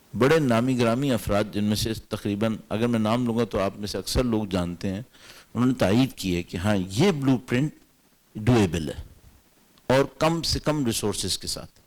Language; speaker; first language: Urdu; native; Urdu